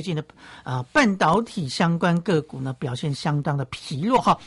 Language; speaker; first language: Chinese; native; Chinese